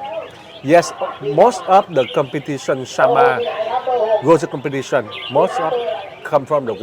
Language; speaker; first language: English; non-native, learner; Vietnamese